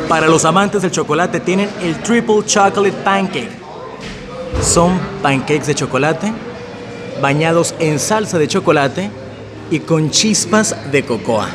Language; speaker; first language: Spanish; native; Spanish